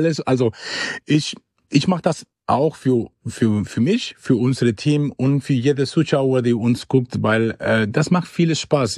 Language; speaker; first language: German; non-native, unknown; Spanish